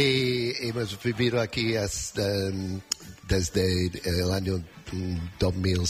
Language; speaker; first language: Spanish; non-native, learner; English